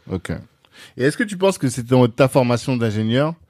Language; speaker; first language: French; native; French